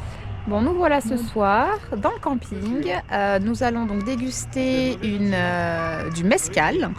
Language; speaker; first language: French; native; French